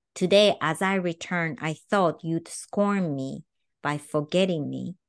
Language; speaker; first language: English; non-native, fluent; Japanese